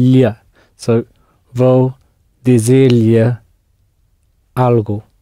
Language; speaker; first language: Portuguese; non-native, learner; English